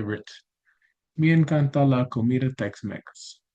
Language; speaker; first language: Spanish; non-native, learner; English